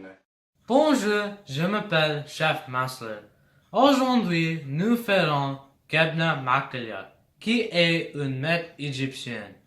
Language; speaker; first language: French; non-native, learner; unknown